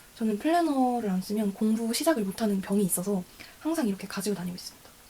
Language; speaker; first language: Korean; native; Korean